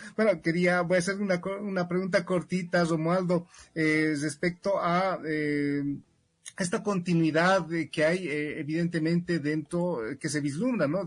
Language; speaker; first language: Spanish; native; Spanish